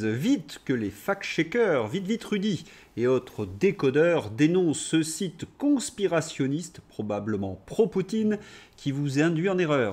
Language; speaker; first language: French; native; French